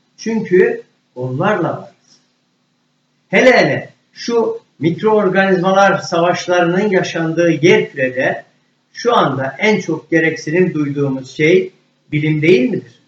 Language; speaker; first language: Turkish; native; Turkish